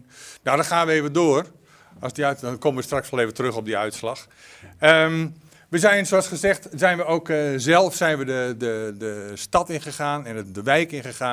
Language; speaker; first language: Dutch; native; Dutch